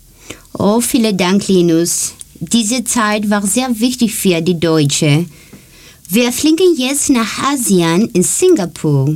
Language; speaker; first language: German; non-native, learner; Greek